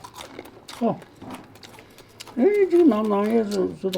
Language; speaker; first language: Chinese; non-native, local second language; Uyghur